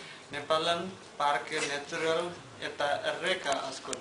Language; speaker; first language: Basque; non-native, learner; Nepali